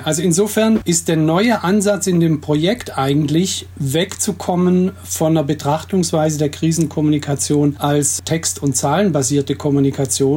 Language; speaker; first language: German; native; German